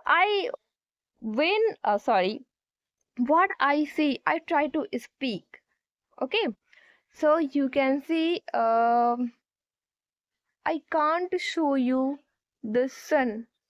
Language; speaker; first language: English; non-native, learner; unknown